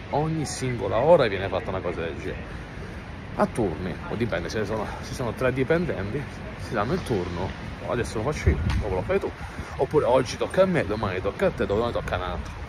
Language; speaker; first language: Italian; native; Italian